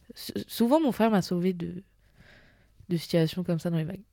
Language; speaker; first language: French; native; French